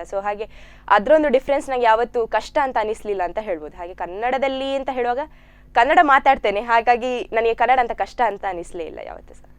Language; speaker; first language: Kannada; non-native, local second language; Tulu